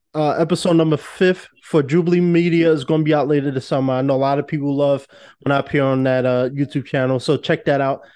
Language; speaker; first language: English; native; English